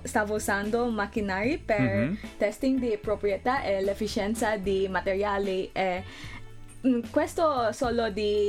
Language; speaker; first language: Italian; non-native, learner; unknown